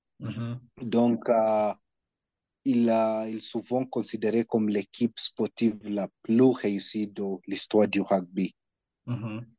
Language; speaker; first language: French; non-native, learner; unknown